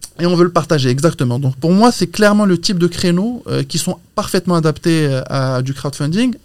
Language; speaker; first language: French; non-native, local second language; Arabic